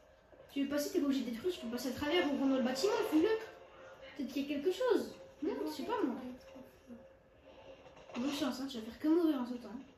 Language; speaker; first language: French; native; French